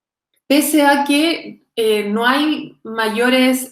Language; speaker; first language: Spanish; native; Spanish